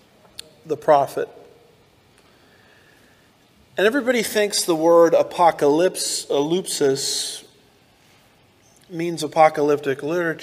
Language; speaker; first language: English; native; English